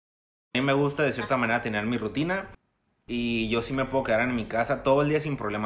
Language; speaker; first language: Spanish; native; Spanish